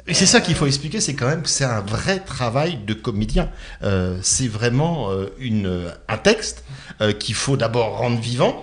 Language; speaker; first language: French; native; French